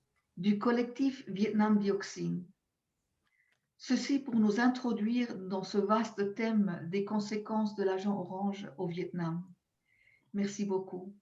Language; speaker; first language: French; non-native, local second language; German